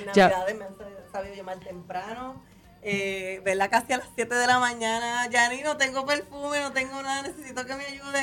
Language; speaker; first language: Spanish; native; Spanish